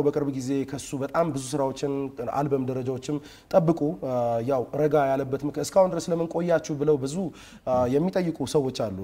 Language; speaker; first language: Amharic; native; Amharic